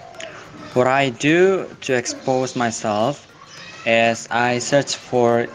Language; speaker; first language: English; non-native, learner; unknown